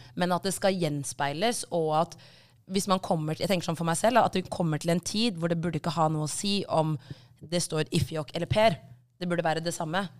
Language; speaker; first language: Norwegian; early bilingual, other home language; Tigrinya